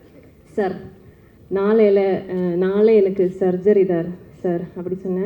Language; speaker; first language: Tamil; non-native, learner; Malayalam